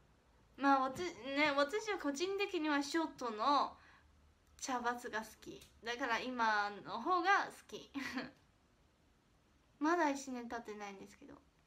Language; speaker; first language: Japanese; non-native, fluent; Chinese